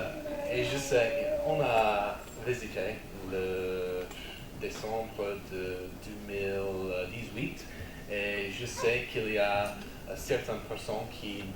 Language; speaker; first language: French; non-native, learner; English